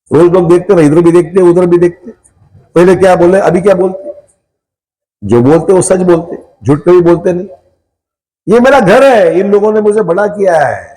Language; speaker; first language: Hindi; non-native, local second language; Marathi